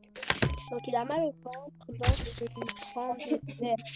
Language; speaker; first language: French; native; French